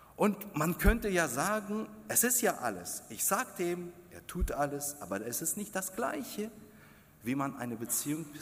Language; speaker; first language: German; non-native, fluent; Russian